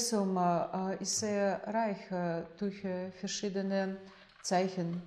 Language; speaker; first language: German; non-native, fluent; Russian